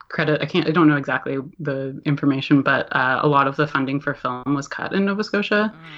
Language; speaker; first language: English; native; English